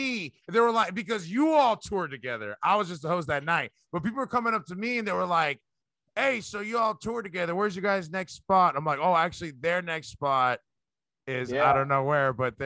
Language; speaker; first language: English; early bilingual, other home language; Spanish